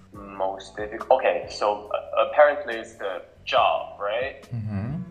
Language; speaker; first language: English; non-native, local second language; Cantonese